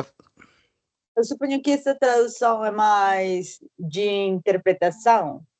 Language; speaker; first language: Portuguese; non-native, learner; Spanish